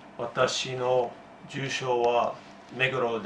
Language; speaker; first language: Japanese; non-native, learner; English